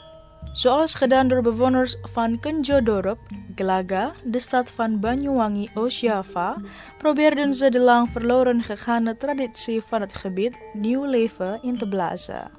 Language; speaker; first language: Dutch; non-native, fluent; Indonesian